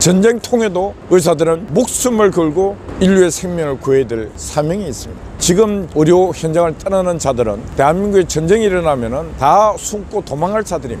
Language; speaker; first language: Korean; native; Korean